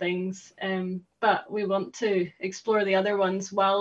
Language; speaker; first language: English; native; English